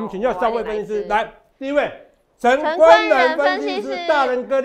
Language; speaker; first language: Chinese; native; Chinese